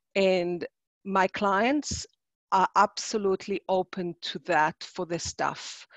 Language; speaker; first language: English; non-native, fluent; Hebrew